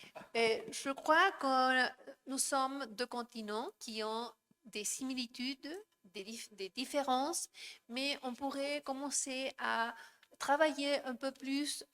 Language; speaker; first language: French; non-native, fluent; Spanish